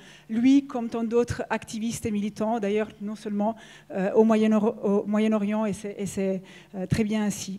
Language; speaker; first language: French; native; French